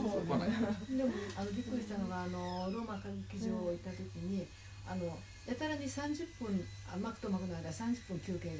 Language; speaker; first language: Japanese; native; Japanese